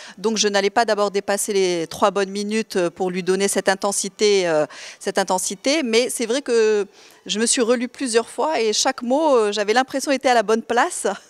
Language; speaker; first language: French; non-native, local second language; Arabic